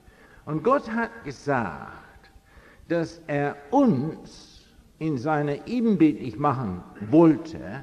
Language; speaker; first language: German; non-native, fluent; English